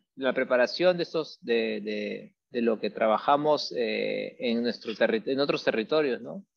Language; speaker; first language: Spanish; native; Spanish